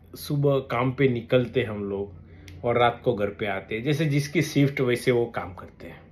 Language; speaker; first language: Hindi; non-native, local second language; Gujarati